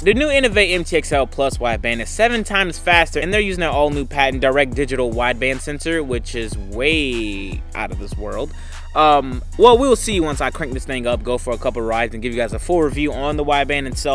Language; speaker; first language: English; native; English